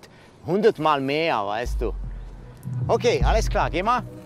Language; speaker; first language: German; non-native, learner; Czech